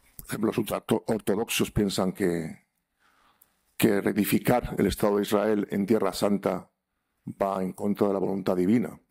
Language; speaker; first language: Spanish; native; Spanish